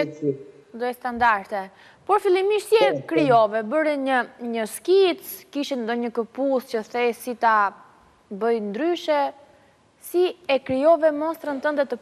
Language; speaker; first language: Albanian; native; Albanian